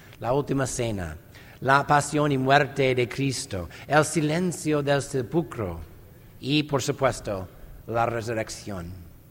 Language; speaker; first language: Spanish; non-native, fluent; English